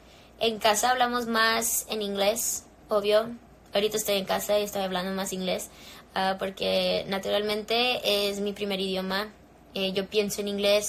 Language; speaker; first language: Spanish; early bilingual, heritage; English